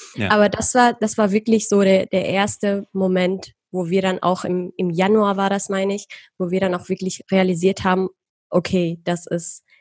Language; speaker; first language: German; early bilingual, other home language; Persian